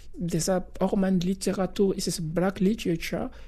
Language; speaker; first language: German; non-native, fluent; Luba-Lulua